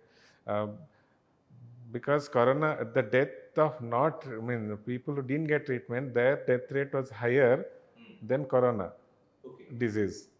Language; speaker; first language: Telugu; non-native, learner; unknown